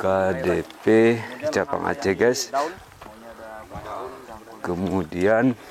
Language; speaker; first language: Indonesian; native; Indonesian